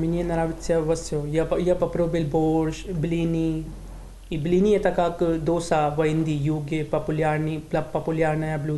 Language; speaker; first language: Russian; non-native, learner; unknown